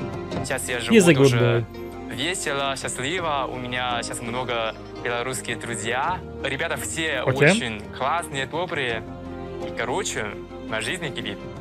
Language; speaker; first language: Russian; non-native, learner; Chinese